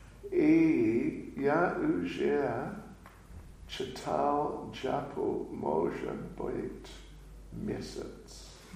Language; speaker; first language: Russian; non-native, learner; English